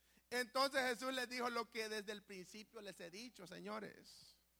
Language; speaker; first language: Spanish; native; Spanish